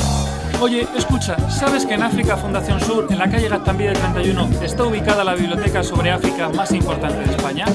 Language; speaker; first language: Spanish; native; Spanish